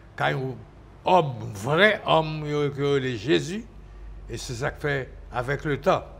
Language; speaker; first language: French; native; French